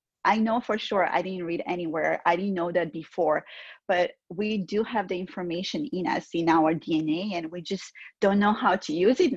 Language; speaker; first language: English; non-native, fluent; Georgian